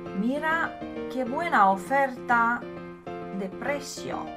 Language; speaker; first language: Spanish; non-native, learner; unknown